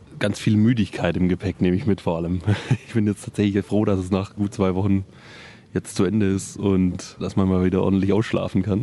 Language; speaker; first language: German; native; German